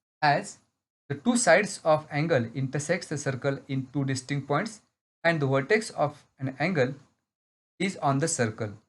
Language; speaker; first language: English; non-native, local second language; Marathi